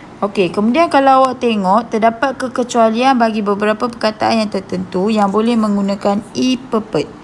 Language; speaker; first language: Malay; native; Malay